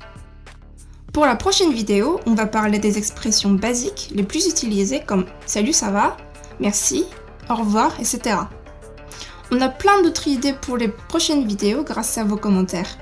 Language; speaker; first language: French; native; French